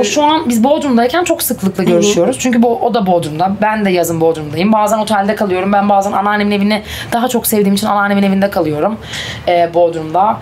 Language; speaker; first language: Turkish; native; Turkish